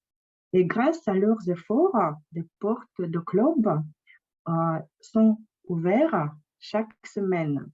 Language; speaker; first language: French; non-native, fluent; Russian